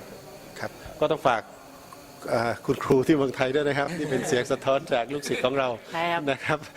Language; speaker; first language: Thai; native; Thai